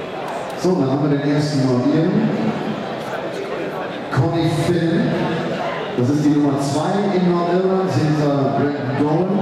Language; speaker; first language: German; native; German